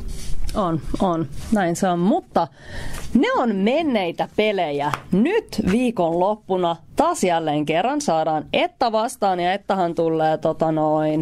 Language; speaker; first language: Finnish; native; Finnish